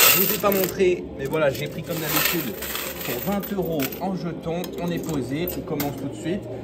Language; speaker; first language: French; native; French